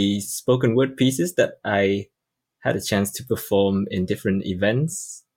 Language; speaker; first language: English; non-native, fluent; Vietnamese